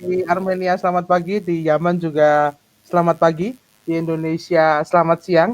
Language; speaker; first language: Indonesian; native; Indonesian